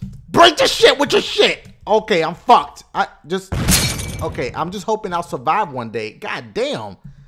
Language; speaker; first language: English; native; English